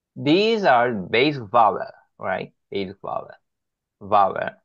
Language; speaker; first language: English; non-native, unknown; Korean